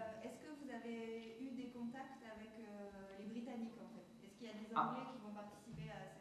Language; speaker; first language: French; native; French